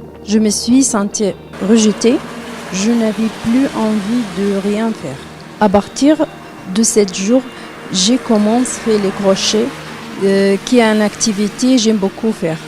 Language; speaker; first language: French; non-native, learner; Arabic